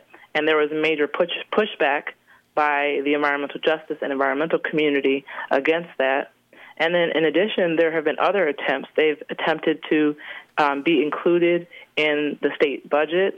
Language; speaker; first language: English; native; English